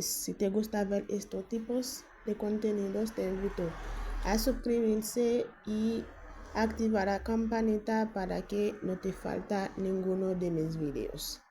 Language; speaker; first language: Spanish; non-native, fluent; Haitian Creole